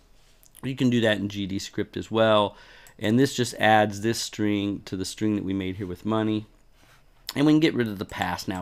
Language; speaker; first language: English; native; English